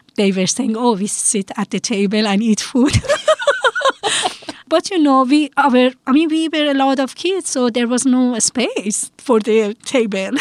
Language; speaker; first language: English; non-native, fluent; Persian